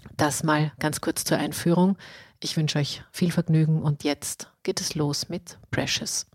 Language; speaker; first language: German; native; German